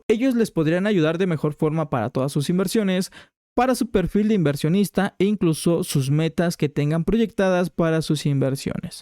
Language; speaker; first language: Spanish; native; Spanish